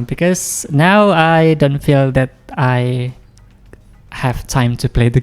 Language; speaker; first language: English; non-native, fluent; Indonesian